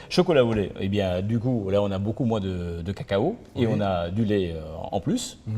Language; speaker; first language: French; native; French